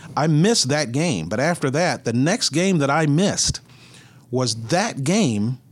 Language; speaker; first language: English; native; English